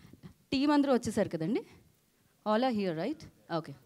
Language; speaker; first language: Telugu; native; Telugu